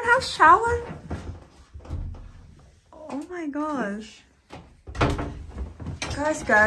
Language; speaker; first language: English; non-native, fluent; Indonesian